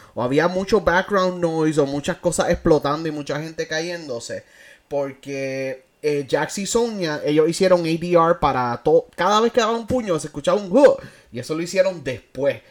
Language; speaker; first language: Spanish; early bilingual, heritage; Spanish